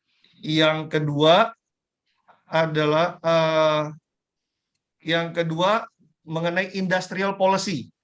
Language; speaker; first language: Indonesian; native; Indonesian